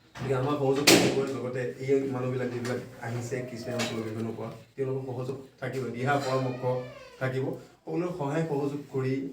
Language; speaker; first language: Assamese; native; Assamese